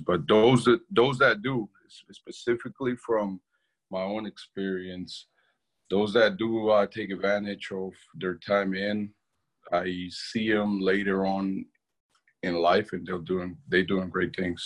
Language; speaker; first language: English; non-native, fluent; Spanish